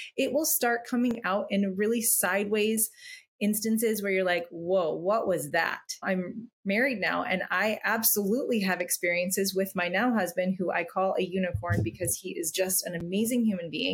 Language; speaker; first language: English; native; English